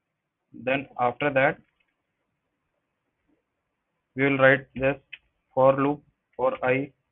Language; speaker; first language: English; non-native, local second language; Hindi